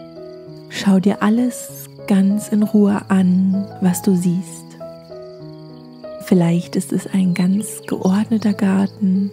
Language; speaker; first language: German; native; German